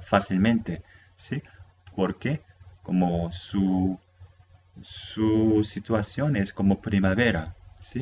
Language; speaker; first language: Spanish; non-native, fluent; Korean